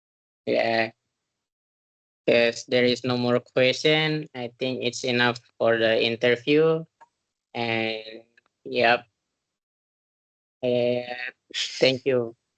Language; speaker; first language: English; non-native, learner; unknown